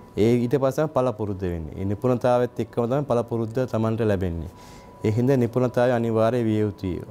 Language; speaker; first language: Sinhala; non-native, local second language; Tamil